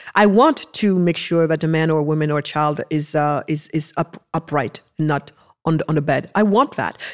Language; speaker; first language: English; early bilingual, other home language; Wolof